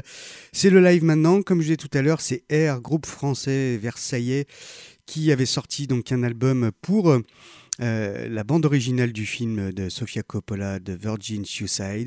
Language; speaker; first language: French; native; French